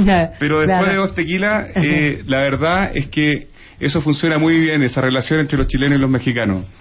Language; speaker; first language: Spanish; native; Spanish